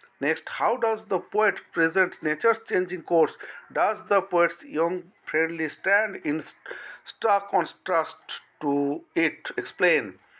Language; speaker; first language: English; non-native, local second language; Bangla